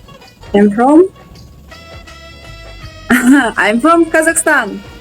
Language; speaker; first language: English; non-native, learner; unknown